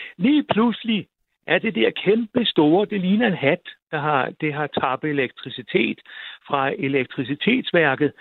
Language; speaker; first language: Danish; native; Danish